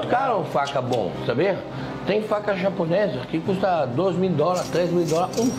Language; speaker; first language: Portuguese; non-native, fluent; French